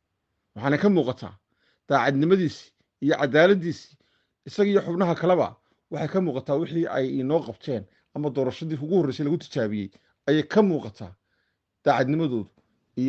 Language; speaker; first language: Somali; native; Somali